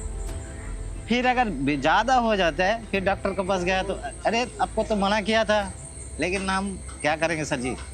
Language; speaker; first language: Hindi; non-native, local second language; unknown